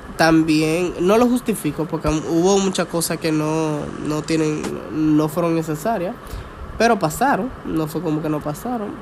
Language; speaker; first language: Spanish; early bilingual, heritage; Spanish